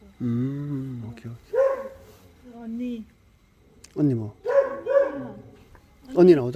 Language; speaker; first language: Korean; native; Korean